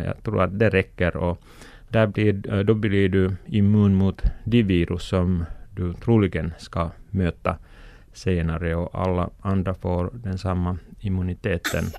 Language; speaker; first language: Swedish; non-native, local second language; Finnish